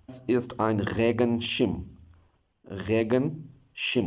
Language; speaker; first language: German; non-native, fluent; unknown